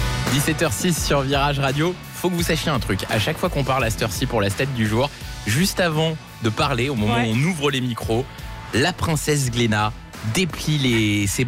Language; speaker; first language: French; native; French